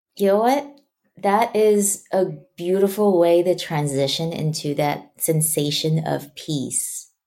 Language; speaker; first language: English; non-native, local second language; Chinese